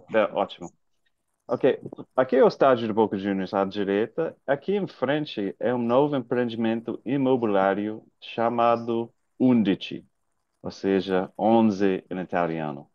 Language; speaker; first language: Portuguese; non-native, fluent; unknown